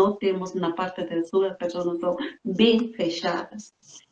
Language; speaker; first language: Portuguese; non-native, fluent; Spanish